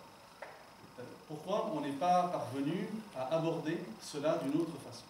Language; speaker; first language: French; non-native, local second language; Arabic